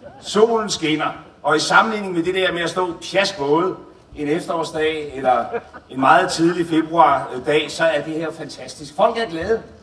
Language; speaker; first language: Danish; native; Danish